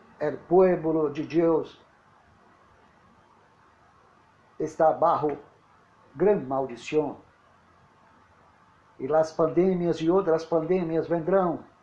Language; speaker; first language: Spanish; non-native, learner; Portuguese